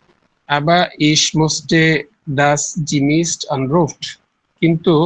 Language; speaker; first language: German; non-native, learner; Bangla